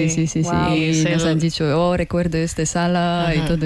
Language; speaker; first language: Spanish; non-native, learner; Russian